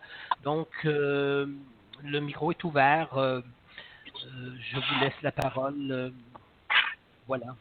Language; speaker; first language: French; native; French